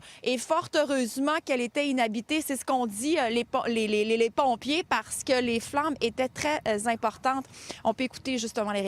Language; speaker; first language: French; native; French